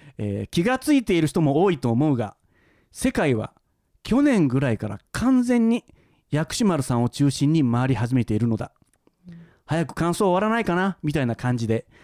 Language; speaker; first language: Japanese; native; Japanese